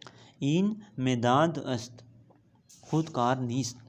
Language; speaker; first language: Persian; non-native, fluent; Urdu